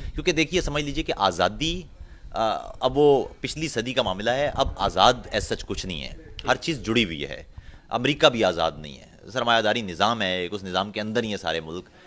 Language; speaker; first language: Urdu; non-native, local second language; Punjabi